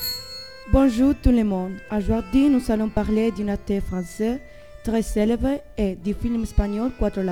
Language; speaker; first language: French; non-native, learner; Spanish